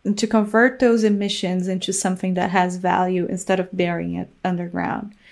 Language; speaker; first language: English; non-native, fluent; Portuguese